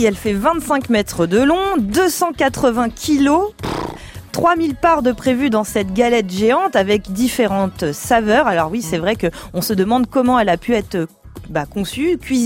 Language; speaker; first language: French; native; French